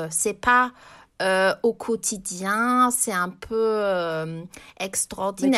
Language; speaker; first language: French; non-native, fluent; English